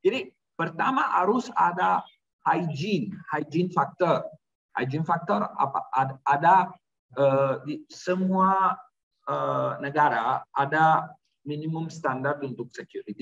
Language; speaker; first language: Indonesian; non-native, learner; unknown